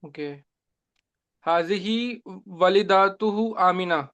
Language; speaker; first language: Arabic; non-native, learner; Urdu